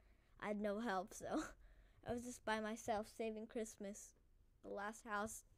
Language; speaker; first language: English; native; English